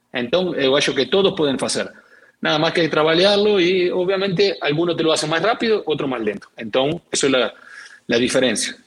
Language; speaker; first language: Portuguese; non-native, learner; Spanish